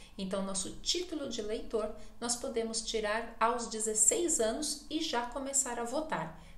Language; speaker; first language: Portuguese; native; Portuguese